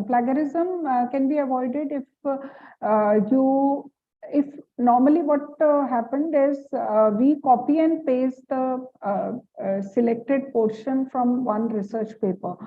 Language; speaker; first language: English; non-native, local second language; Hindi